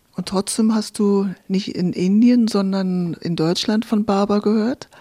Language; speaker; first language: German; native; German